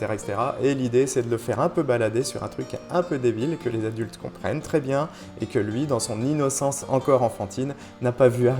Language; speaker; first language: French; native; French